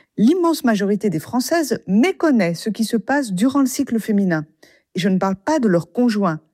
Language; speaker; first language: French; native; French